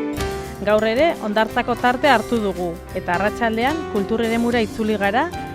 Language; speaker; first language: Basque; native; Basque